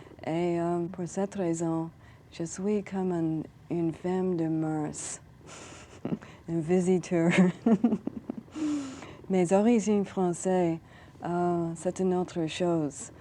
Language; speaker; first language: French; non-native, learner; English